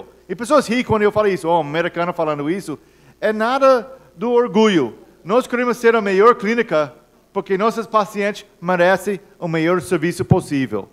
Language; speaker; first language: Portuguese; non-native, fluent; English